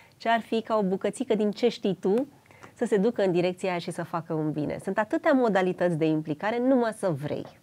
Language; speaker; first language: Romanian; native; Romanian